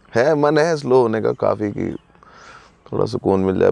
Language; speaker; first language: Hindi; native; Hindi